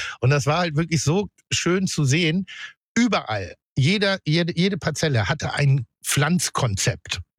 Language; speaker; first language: German; native; German